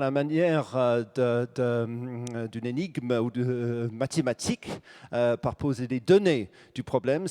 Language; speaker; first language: French; native; French